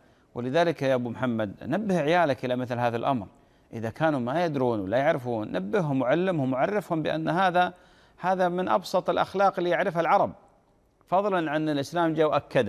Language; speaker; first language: Arabic; native; Arabic